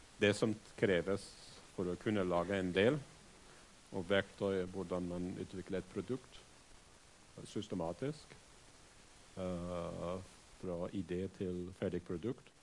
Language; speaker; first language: Norwegian; non-native, fluent; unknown